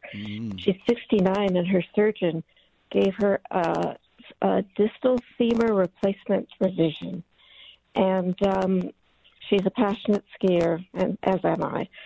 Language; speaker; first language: English; native; English